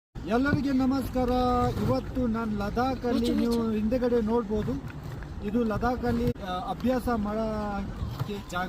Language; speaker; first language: Kannada; non-native, local second language; Ladakhi